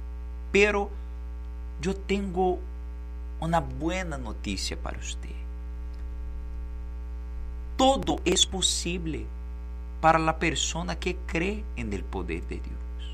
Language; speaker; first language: Portuguese; non-native, learner; Spanish